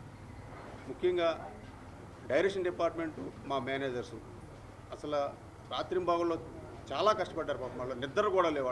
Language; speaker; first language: Telugu; native; Telugu